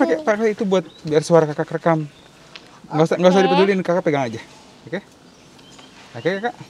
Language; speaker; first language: Indonesian; native; Indonesian